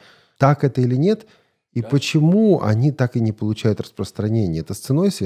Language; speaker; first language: Russian; native; Russian